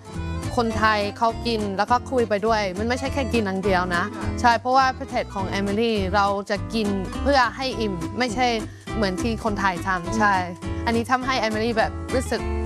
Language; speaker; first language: Thai; non-native, fluent; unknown